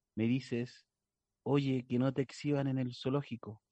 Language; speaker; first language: Spanish; native; Spanish